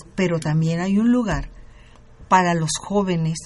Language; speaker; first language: Spanish; native; Spanish